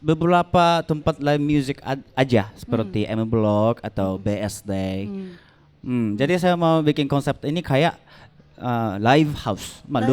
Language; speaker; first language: Indonesian; non-native, learner; Japanese